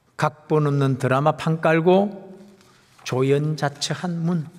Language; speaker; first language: Korean; native; Korean